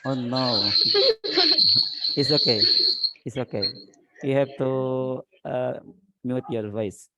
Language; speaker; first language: English; non-native, learner; Indonesian